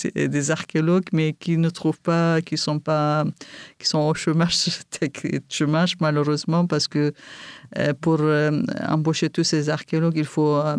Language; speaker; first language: French; non-native, fluent; Kurdish